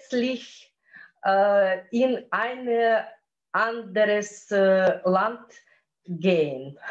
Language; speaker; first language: German; non-native, learner; Russian